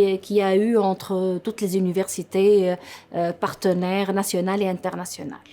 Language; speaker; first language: French; non-native, fluent; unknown